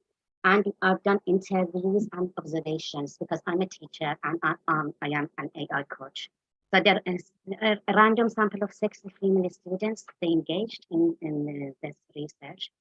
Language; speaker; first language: English; non-native, fluent; Arabic